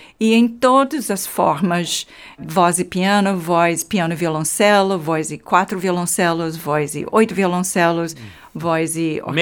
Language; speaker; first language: Portuguese; non-native, fluent; English